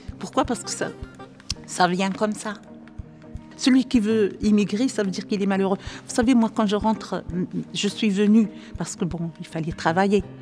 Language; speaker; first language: French; non-native, local second language; Arabic